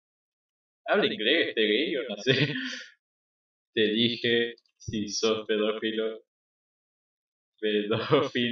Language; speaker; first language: Spanish; native; Spanish